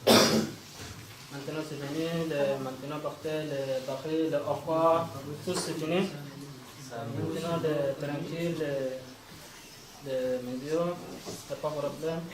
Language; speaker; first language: French; non-native, learner; Arabic